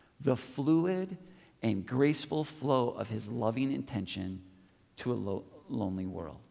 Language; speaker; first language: English; native; English